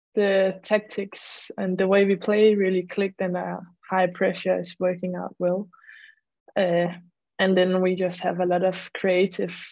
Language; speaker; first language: English; non-native, fluent; Danish